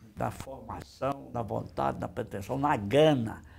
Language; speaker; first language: Portuguese; native; Portuguese